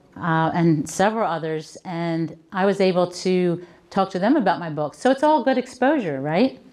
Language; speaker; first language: English; native; English